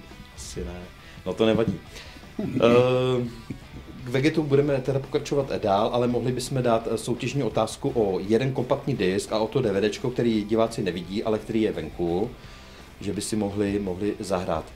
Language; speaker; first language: Czech; native; Czech